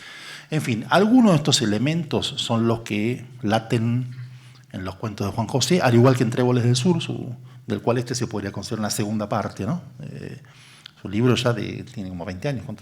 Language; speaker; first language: Spanish; native; Spanish